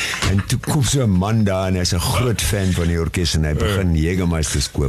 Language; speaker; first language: Afrikaans; non-native, fluent; English